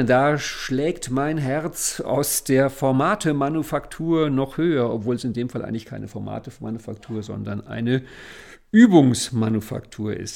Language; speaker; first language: German; native; German